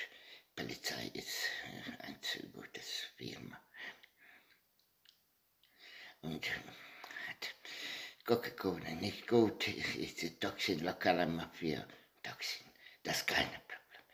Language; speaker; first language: German; non-native, learner; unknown